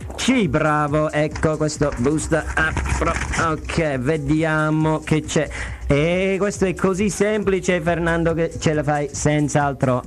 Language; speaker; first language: Italian; non-native, fluent; English